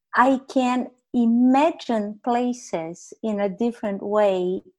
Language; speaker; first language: English; non-native, fluent; Portuguese